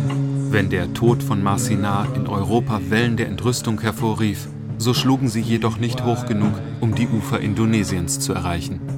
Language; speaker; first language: German; native; German